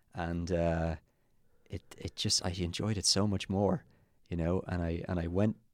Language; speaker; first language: English; native; English